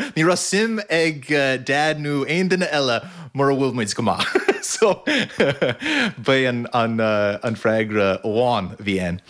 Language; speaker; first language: Irish; non-native, fluent; English